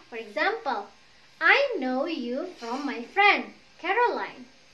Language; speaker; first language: English; non-native, fluent; Indonesian